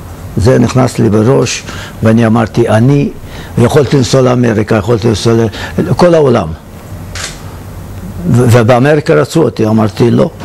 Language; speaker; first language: Hebrew; non-native, fluent; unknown